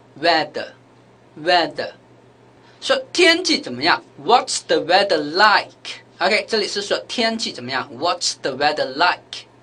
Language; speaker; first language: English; non-native, fluent; Chinese